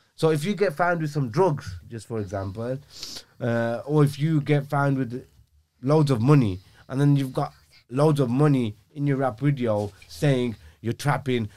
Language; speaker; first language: English; native; English